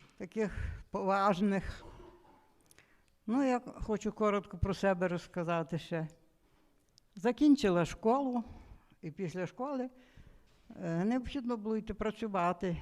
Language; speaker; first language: Ukrainian; native; Ukrainian